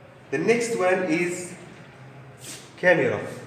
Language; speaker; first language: English; non-native, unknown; Arabic